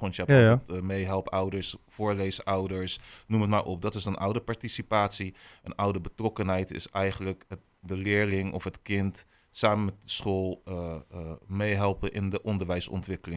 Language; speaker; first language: Dutch; native; Dutch